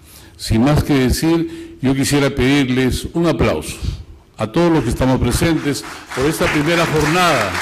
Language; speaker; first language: Spanish; native; Spanish